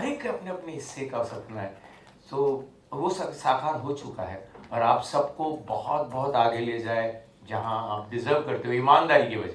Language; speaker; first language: Hindi; native; Hindi